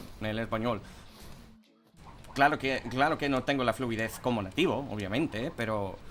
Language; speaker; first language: Spanish; non-native, fluent; English